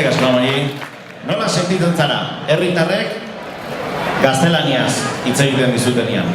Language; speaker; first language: Basque; native; Basque